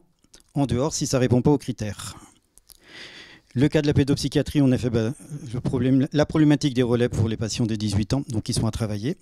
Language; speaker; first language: French; native; French